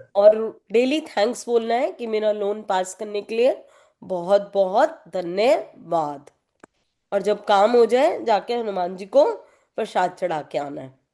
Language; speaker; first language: Hindi; native; Hindi